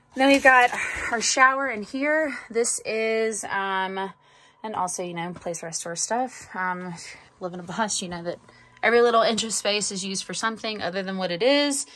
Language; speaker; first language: English; native; English